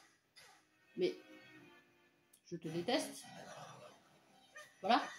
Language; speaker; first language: French; native; French